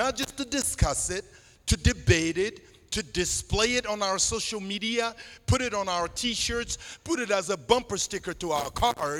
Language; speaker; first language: English; non-native, fluent; Sango